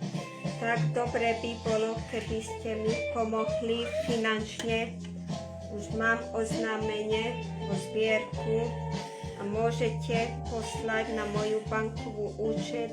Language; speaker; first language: Slovak; non-native, local second language; Romany